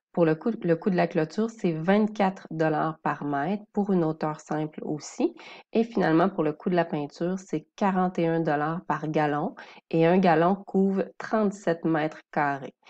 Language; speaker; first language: French; native; French